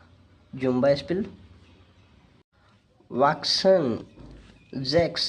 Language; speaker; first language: German; non-native, fluent; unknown